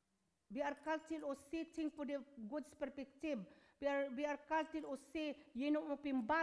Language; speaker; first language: Swedish; non-native, learner; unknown